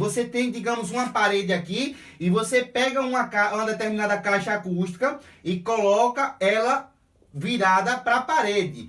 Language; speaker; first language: Portuguese; native; Portuguese